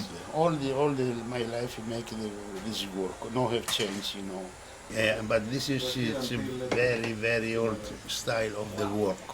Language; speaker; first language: English; non-native, learner; Greek